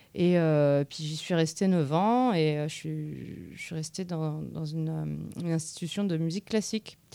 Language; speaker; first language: French; native; French